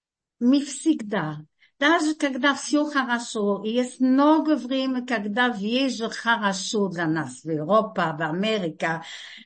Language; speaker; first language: Russian; non-native, fluent; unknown